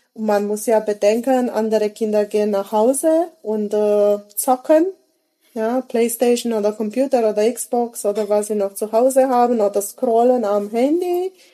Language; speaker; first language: German; native; German